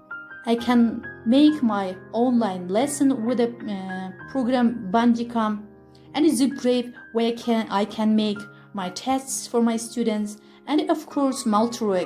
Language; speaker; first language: English; non-native, fluent; Kyrgyz